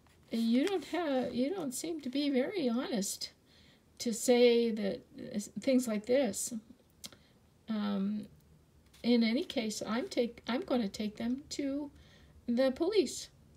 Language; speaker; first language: English; native; English